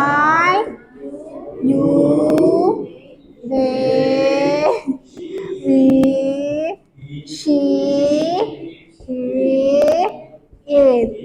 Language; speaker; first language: English; non-native, fluent; Indonesian